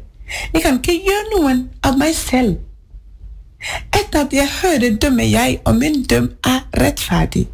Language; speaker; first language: Norwegian; non-native, fluent; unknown